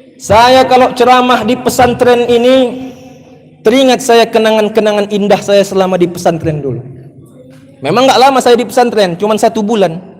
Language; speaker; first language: Malay; native; Malay